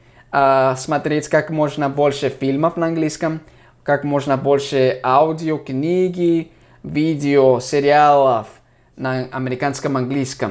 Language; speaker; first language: Russian; non-native, fluent; English